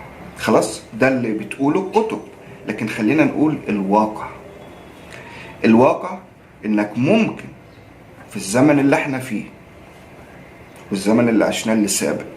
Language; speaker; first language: Arabic; native; Arabic